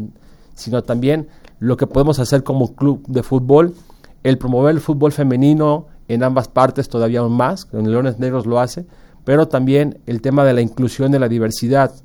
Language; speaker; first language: Spanish; native; Spanish